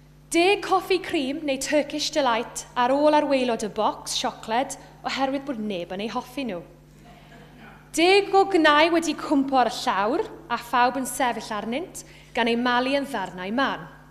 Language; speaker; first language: Welsh; native; Welsh